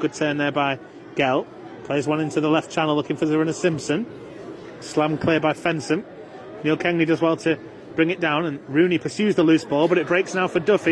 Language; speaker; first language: English; native; English